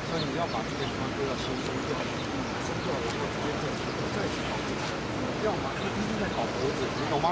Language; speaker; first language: Chinese; native; Chinese